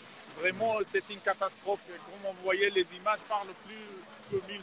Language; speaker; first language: French; non-native, fluent; Arabic